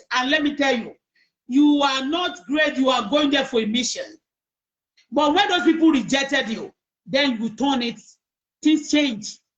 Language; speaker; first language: English; non-native, local second language; Yoruba